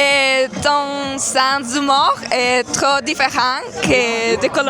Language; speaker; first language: French; non-native, learner; Spanish